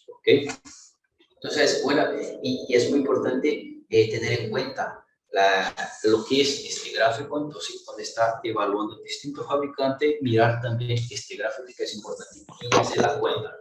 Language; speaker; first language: Spanish; non-native, fluent; Portuguese